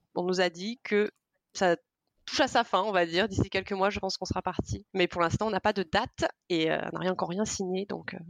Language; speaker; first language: French; native; French